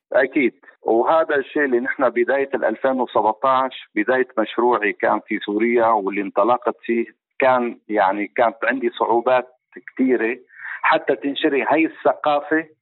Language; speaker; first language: Arabic; native; Arabic